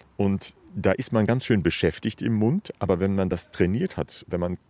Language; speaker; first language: German; native; German